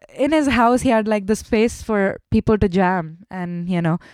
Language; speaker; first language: English; non-native, local second language; Tamil